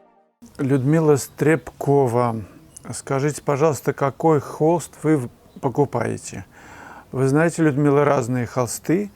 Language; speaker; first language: Russian; native; Russian